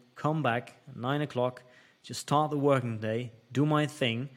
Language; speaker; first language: English; non-native, fluent; Dutch